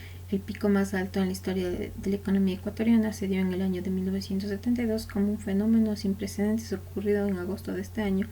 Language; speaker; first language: Spanish; native; Spanish